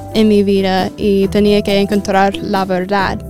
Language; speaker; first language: Spanish; non-native, learner; English